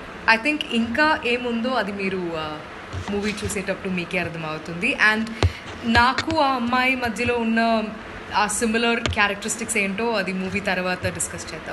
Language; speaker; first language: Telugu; non-native, fluent; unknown